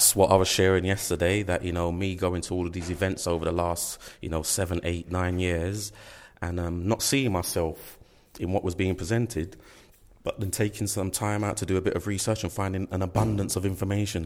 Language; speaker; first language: English; native; English